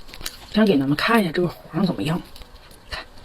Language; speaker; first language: Chinese; native; Chinese